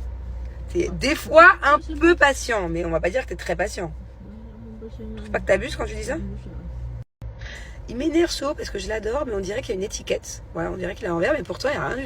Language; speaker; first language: French; native; French